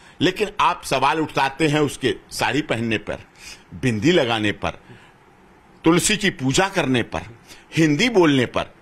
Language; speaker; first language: Hindi; native; Hindi